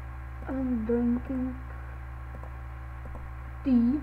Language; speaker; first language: English; non-native, learner; Czech